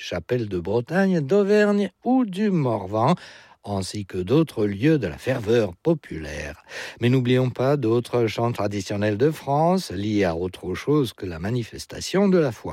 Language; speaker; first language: French; native; French